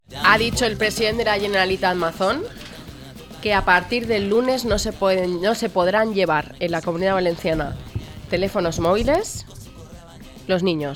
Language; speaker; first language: Spanish; native; Spanish